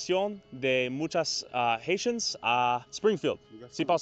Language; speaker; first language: Spanish; non-native, learner; English